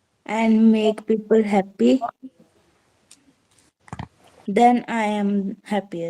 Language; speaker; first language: English; non-native, local second language; Hindi